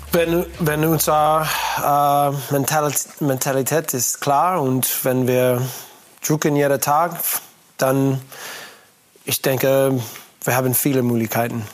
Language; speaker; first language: German; non-native, learner; English